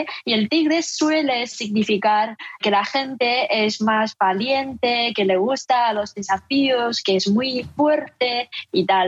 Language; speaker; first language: Spanish; non-native, fluent; Chinese